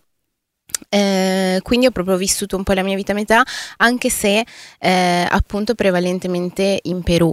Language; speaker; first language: Italian; early bilingual, other home language; Spanish